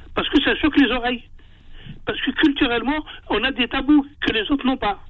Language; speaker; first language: French; non-native, local second language; Kabyle